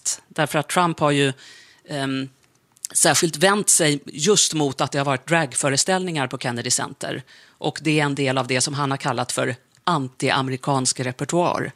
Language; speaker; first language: Swedish; native; Swedish